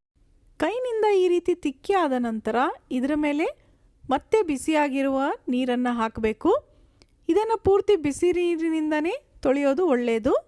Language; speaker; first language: Kannada; native; Kannada